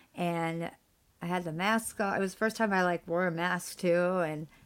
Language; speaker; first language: English; native; English